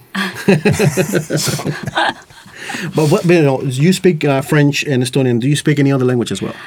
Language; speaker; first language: English; non-native, fluent; Spanish